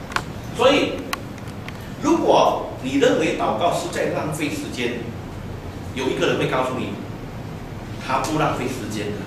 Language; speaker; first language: Chinese; native; Chinese